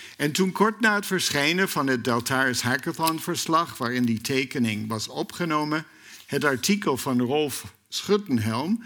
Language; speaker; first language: Dutch; non-native, fluent; English